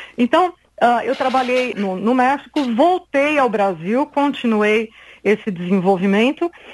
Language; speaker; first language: Portuguese; native; Portuguese